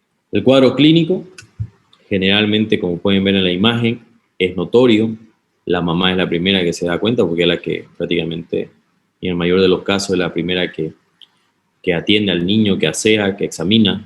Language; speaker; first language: Spanish; native; Spanish